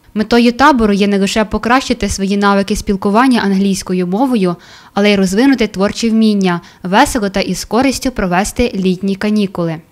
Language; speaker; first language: Ukrainian; native; Ukrainian